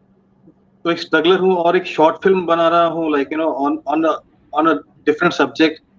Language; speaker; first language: Hindi; native; Hindi